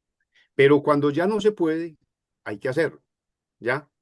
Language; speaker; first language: Spanish; native; Spanish